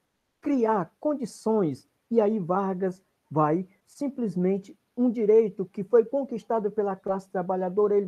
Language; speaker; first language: Portuguese; native; Portuguese